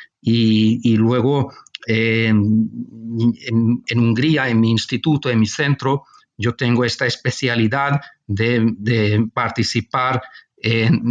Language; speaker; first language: Spanish; non-native, fluent; Hungarian